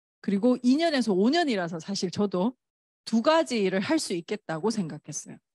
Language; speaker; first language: Korean; native; Korean